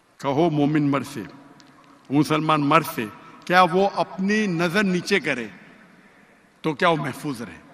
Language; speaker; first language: Urdu; non-native, local second language; Konkani